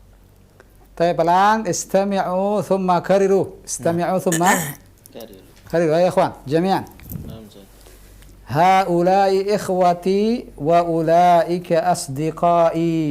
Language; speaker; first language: Arabic; non-native, fluent; Indonesian